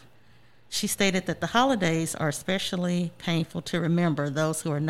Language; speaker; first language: English; native; English